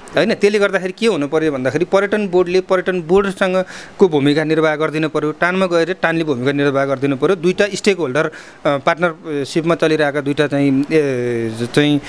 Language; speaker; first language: Nepali; native; Nepali